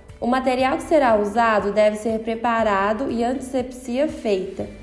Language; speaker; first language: Portuguese; native; Portuguese